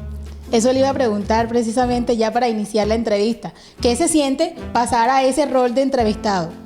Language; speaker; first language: Spanish; native; Spanish